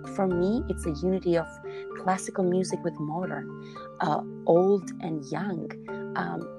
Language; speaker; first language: English; non-native, fluent; Albanian